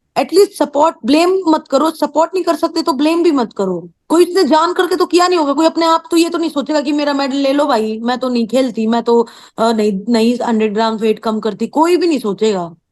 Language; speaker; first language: Hindi; native; Hindi